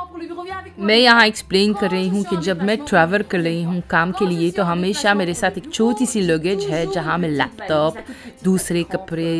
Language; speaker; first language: Hindi; non-native, fluent; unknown